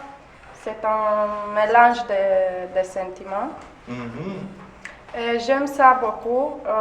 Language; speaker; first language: French; non-native, learner; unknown